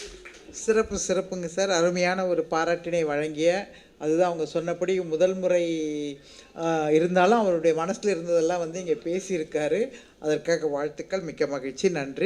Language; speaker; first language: Tamil; native; Tamil